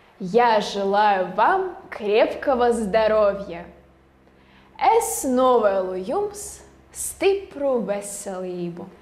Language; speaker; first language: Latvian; non-native, local second language; Russian